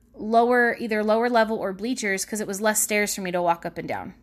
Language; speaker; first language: English; native; English